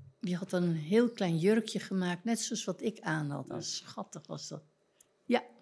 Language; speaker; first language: Dutch; native; Dutch